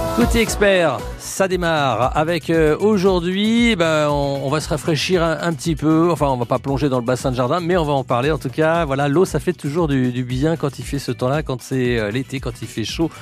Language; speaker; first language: French; native; French